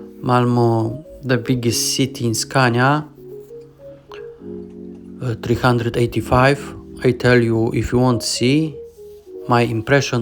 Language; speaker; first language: English; non-native, learner; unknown